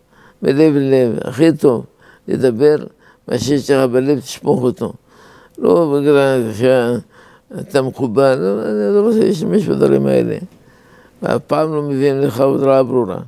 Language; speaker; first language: Hebrew; non-native, fluent; Arabic